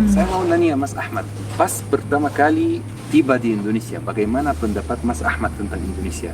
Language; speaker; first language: Indonesian; non-native, fluent; Arabic